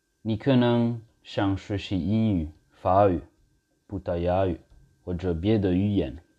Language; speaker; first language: Chinese; non-native, learner; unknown